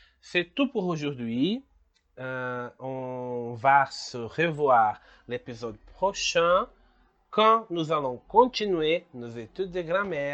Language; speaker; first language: French; non-native, learner; Portuguese